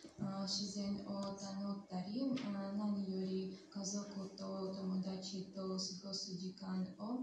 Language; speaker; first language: Japanese; non-native, fluent; Armenian